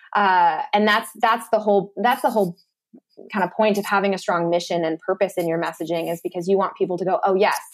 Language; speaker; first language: English; native; English